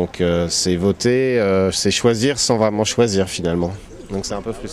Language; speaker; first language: French; native; French